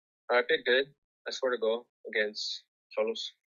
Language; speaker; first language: English; early bilingual, other home language; Spanish